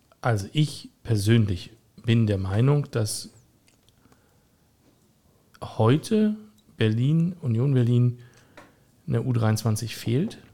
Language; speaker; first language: German; native; German